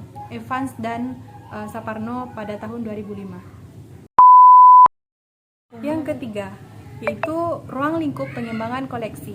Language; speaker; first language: Indonesian; native; Indonesian